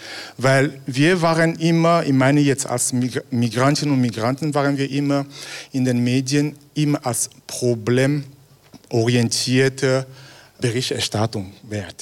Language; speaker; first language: German; non-native, fluent; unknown